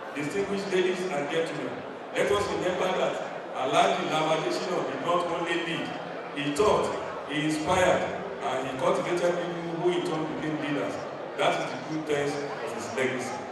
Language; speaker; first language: English; non-native, local second language; Yoruba